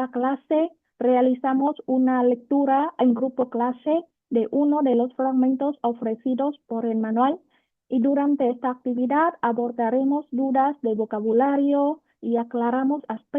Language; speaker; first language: Spanish; non-native, fluent; Vietnamese